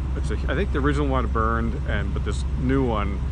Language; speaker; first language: English; native; English